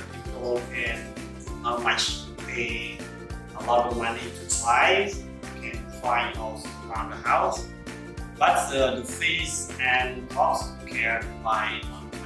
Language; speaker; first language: English; non-native, learner; Khmer